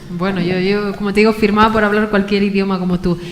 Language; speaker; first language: Spanish; native; Spanish